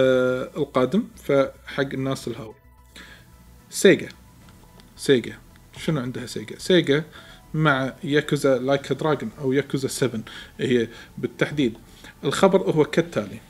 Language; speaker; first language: Arabic; native; Arabic